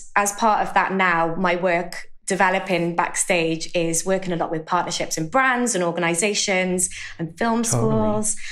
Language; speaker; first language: English; native; English